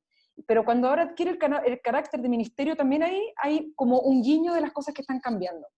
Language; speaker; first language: Spanish; native; Spanish